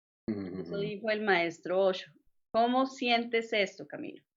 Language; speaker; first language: Spanish; native; Spanish